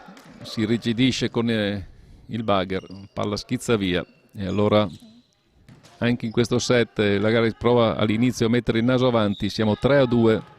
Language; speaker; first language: Italian; native; Italian